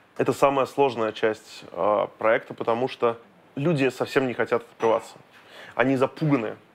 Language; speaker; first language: Russian; native; Russian